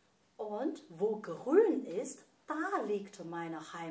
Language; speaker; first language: German; non-native, fluent; Chinese